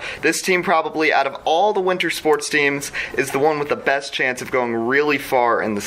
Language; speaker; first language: English; native; English